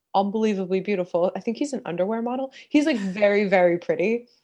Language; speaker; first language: English; native; English